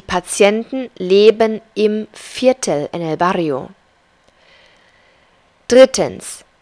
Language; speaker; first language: German; non-native, fluent; Spanish